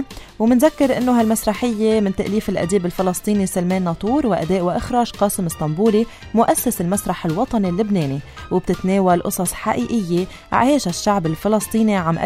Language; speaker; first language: Arabic; native; Arabic